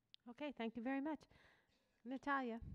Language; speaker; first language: English; native; English